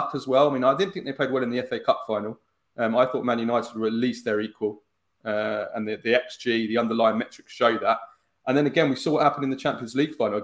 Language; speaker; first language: English; native; English